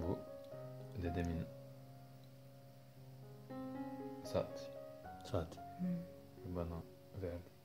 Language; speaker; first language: Turkish; non-native, learner; French